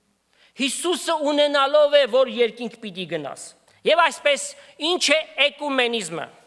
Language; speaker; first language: Armenian; native; Armenian